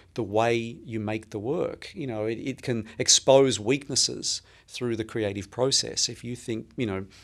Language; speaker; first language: English; native; English